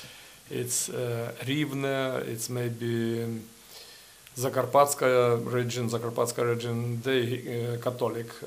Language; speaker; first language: English; non-native, learner; Ukrainian